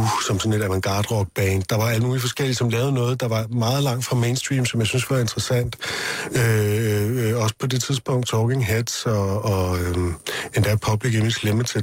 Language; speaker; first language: Danish; native; Danish